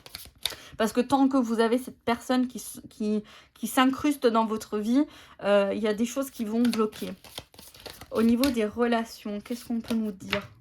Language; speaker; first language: French; native; French